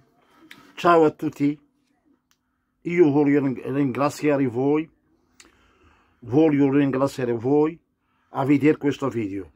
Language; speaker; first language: Italian; non-native, learner; Arabic